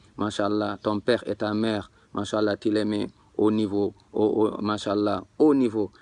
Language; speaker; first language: French; non-native, local second language; Wolof